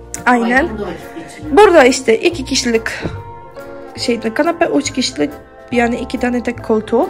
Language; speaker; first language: Turkish; non-native, learner; Polish